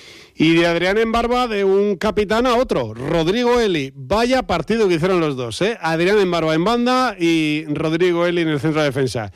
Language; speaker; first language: Spanish; native; Spanish